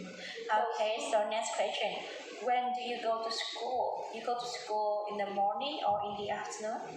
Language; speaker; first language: English; non-native, fluent; Vietnamese